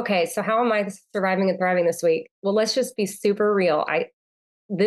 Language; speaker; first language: English; native; English